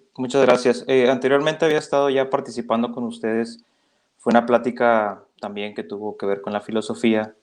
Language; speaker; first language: Spanish; native; Spanish